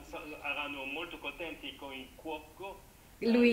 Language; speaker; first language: Italian; non-native, learner; French